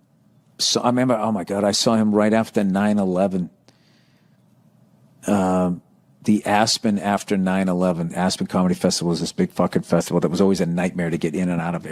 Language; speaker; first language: English; native; English